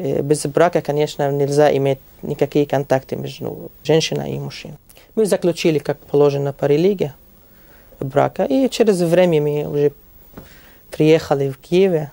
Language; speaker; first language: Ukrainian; non-native, learner; Arabic